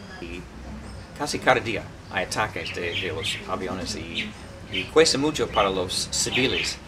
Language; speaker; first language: Spanish; non-native, learner; English